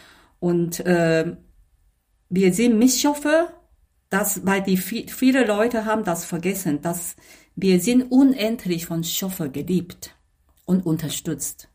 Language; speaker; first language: German; non-native, fluent; Chinese